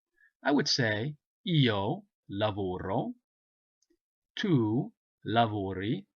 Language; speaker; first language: Italian; non-native, fluent; English